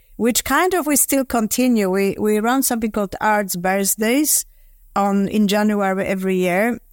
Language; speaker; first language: English; non-native, fluent; Polish